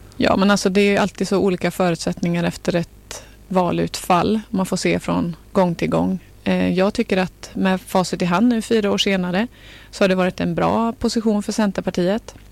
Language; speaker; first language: Swedish; native; Swedish